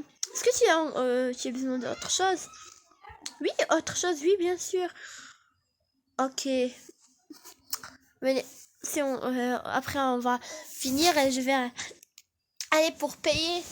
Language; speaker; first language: French; non-native, learner; Arabic